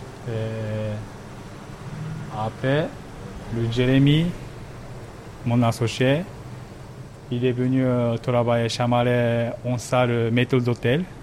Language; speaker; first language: French; non-native, fluent; Japanese